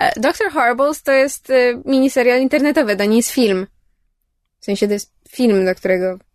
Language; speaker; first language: Polish; early bilingual, heritage; English